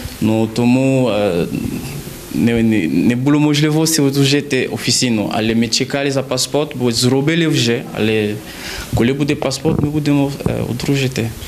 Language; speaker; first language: Ukrainian; non-native, learner; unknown